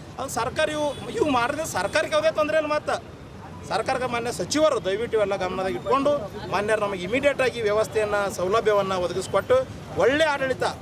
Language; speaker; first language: Kannada; native; Kannada